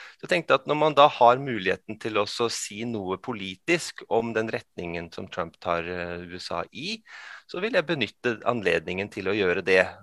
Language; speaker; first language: Norwegian; early bilingual, other home language; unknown